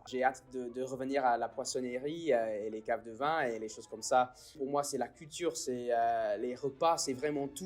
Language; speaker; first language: French; non-native, fluent; English